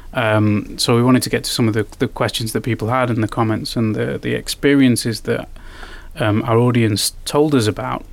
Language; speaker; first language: English; native; English